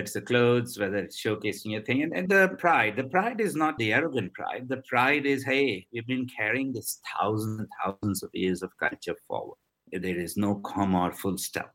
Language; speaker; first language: English; non-native, local second language; Hindi